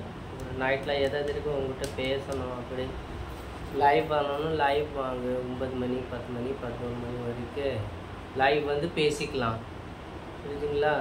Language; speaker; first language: Tamil; non-native, fluent; Hindi